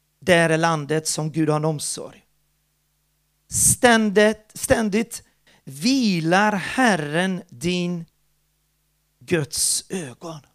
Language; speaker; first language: Swedish; non-native, fluent; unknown